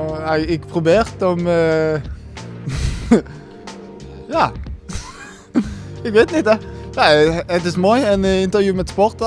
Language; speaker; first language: Dutch; non-native, learner; Norwegian